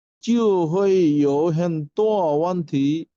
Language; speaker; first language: Chinese; non-native, learner; Bangla